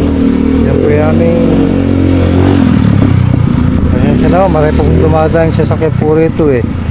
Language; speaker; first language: Filipino; native; Filipino